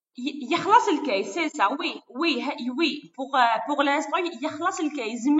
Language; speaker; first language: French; non-native, local second language; Arabic